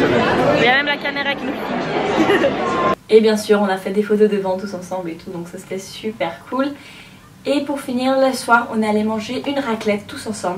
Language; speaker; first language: French; native; French